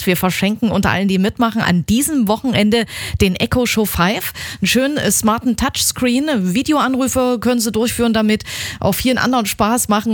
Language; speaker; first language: German; native; German